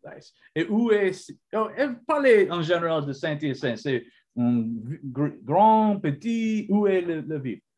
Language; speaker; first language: French; non-native, learner; English